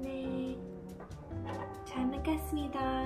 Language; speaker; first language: Korean; non-native, learner; English